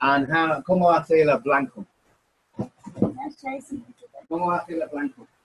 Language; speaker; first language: Spanish; non-native, learner; English